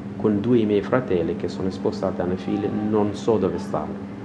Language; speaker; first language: Italian; non-native, learner; Persian